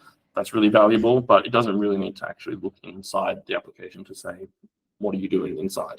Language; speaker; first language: English; native; English